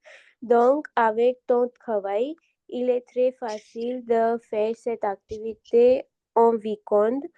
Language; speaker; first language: French; non-native, learner; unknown